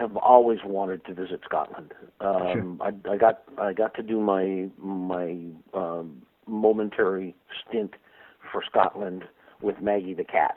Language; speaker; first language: English; native; English